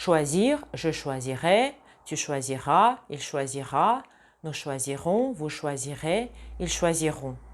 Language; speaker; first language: French; non-native, fluent; Russian